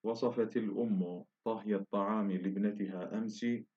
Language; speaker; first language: Arabic; non-native, fluent; Turkish